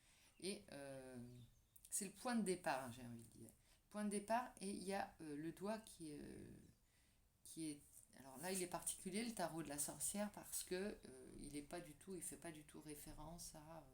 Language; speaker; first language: French; native; French